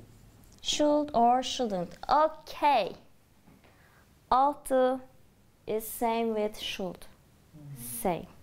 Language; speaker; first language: English; non-native, fluent; Turkish